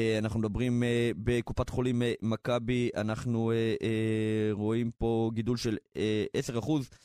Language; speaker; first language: Hebrew; native; Hebrew